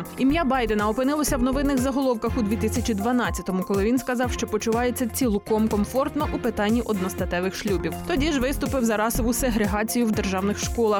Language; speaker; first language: Ukrainian; native; Ukrainian